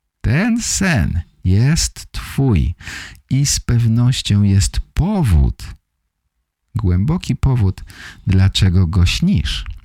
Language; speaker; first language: Polish; native; Polish